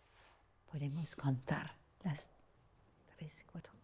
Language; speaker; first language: Spanish; non-native, learner; French